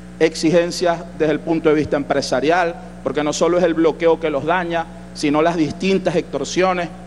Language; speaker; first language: Spanish; native; Spanish